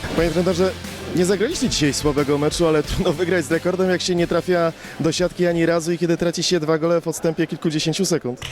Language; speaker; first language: Polish; native; Polish